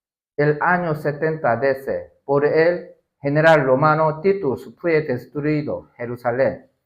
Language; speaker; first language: Spanish; non-native, learner; Korean